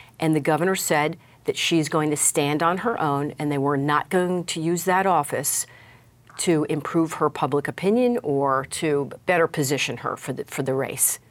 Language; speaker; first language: English; native; English